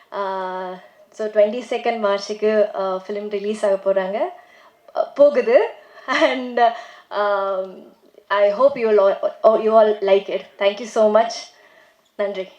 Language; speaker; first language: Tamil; non-native, learner; Malayalam